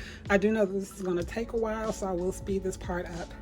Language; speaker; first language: English; native; English